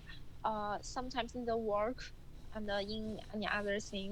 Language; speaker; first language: English; non-native, learner; Chinese